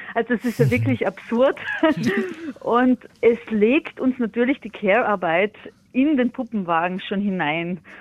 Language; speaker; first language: German; native; German